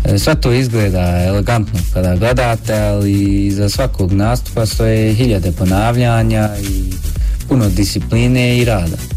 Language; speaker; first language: Bosnian; early bilingual, heritage; Bosnian